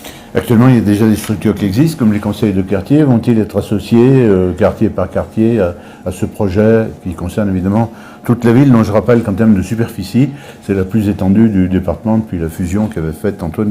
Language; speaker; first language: French; native; French